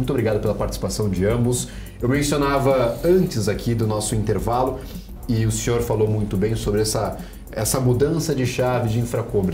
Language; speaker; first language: Portuguese; native; Portuguese